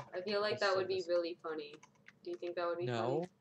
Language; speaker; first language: English; native; English